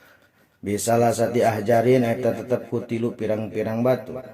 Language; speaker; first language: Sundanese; native; Sundanese